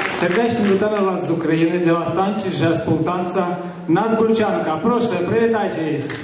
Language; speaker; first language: Polish; non-native, learner; Ukrainian